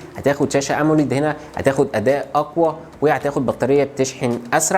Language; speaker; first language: Arabic; native; Arabic